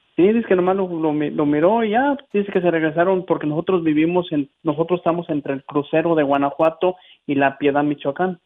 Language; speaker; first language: Spanish; native; Spanish